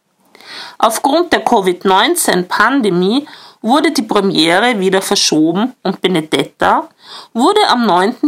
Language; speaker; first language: German; native; German